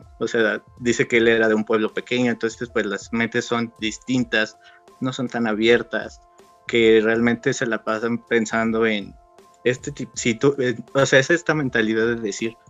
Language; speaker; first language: Spanish; native; Spanish